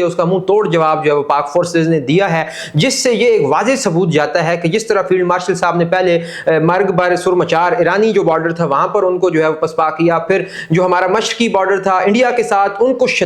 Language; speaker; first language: Urdu; native; Urdu